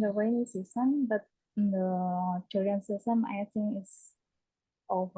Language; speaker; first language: English; non-native, learner; Indonesian